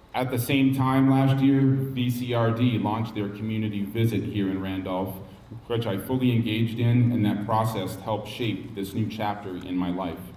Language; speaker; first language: English; native; English